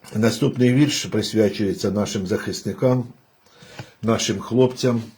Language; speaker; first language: Ukrainian; native; Ukrainian